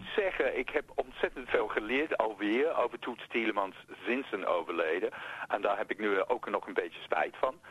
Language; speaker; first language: Dutch; non-native, fluent; English